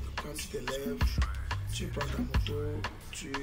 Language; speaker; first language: French; non-native, local second language; English